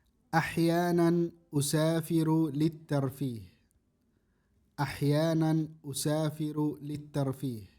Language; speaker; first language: Arabic; non-native, fluent; Indonesian